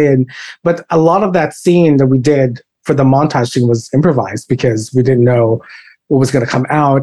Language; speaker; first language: English; non-native, local second language; Filipino